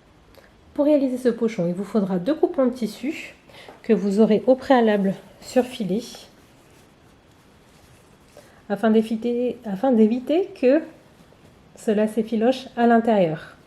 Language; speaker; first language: French; native; French